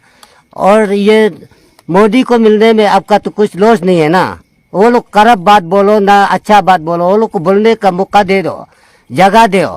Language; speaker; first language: Hindi; non-native, local second language; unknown